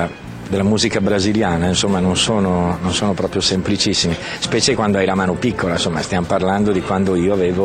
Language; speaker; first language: Italian; native; Italian